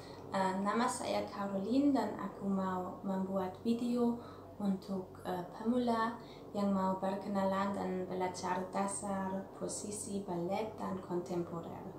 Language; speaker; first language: Indonesian; non-native, learner; German